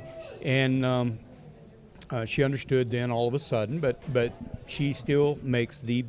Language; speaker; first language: English; native; English